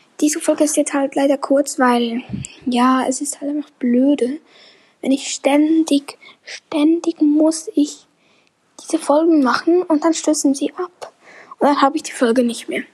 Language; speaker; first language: German; native; German